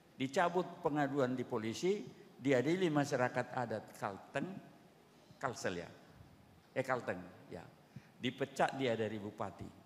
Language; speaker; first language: Indonesian; non-native, local second language; Batak Toba